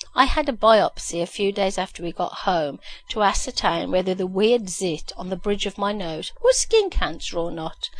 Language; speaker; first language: English; native; English